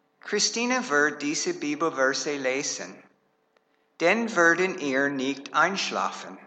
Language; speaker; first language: German; non-native, fluent; English